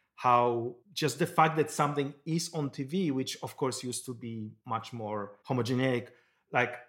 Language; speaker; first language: English; non-native, fluent; Polish